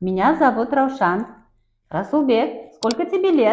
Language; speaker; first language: Russian; non-native, local second language; Kara-Kalpak